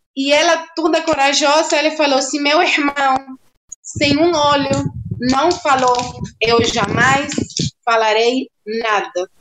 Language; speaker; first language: Portuguese; non-native, fluent; Spanish